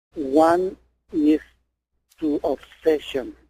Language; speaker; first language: English; non-native, fluent; Spanish